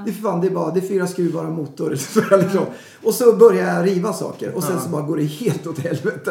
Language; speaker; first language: Swedish; native; Swedish